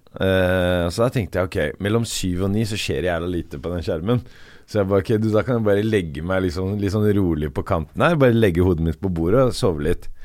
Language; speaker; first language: Norwegian; early bilingual, other home language; Arabic